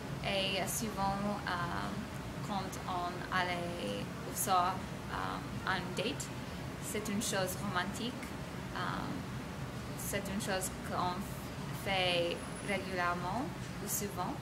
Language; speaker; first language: French; non-native, learner; English